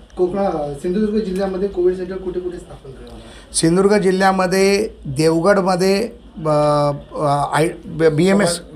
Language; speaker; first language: Marathi; native; Marathi